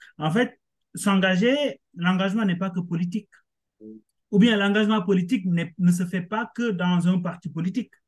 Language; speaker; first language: French; non-native, local second language; Wolof